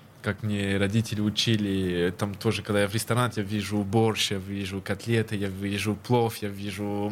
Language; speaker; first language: Russian; early bilingual, heritage; Russian